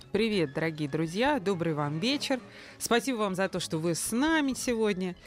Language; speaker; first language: Russian; native; Russian